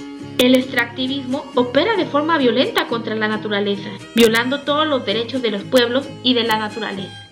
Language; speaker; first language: Spanish; native; Spanish